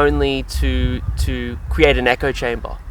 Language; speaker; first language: English; native; English